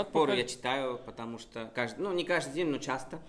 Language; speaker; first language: Russian; non-native, fluent; Spanish